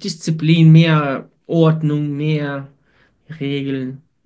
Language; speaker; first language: German; non-native, fluent; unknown